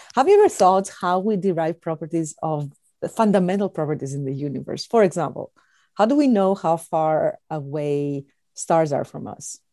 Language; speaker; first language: English; non-native, fluent; Greek